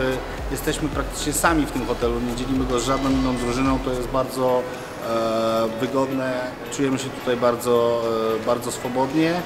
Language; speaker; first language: Polish; native; Polish